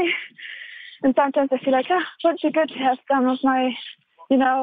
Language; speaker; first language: English; non-native, fluent; German